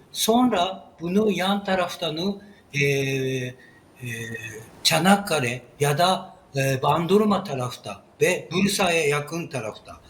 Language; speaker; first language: Turkish; non-native, learner; Japanese